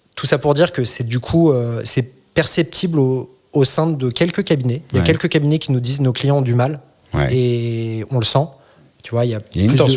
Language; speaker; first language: French; native; French